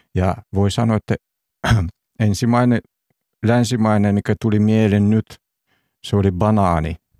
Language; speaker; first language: Finnish; non-native, fluent; Russian